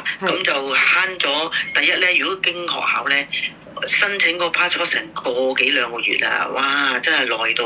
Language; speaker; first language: Cantonese; native; Cantonese